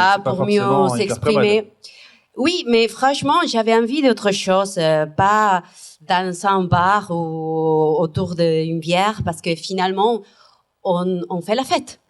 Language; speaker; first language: French; non-native, fluent; Spanish